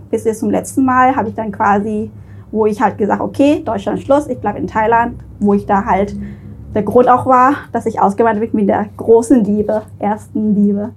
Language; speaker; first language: German; early bilingual, other home language; Thai